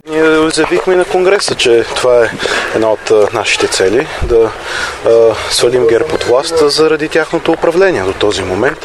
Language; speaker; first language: Bulgarian; native; Bulgarian